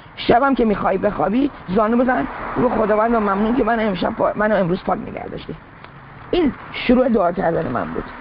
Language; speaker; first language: Persian; early bilingual, heritage; Persian